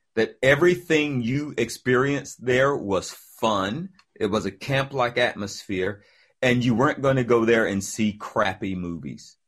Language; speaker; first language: English; native; English